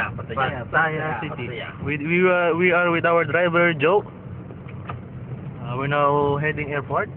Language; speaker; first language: English; non-native, local second language; Filipino